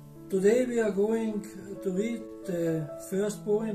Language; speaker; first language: English; non-native, fluent; German